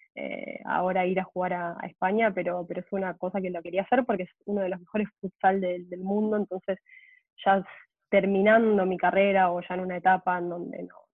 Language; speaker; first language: Spanish; native; Spanish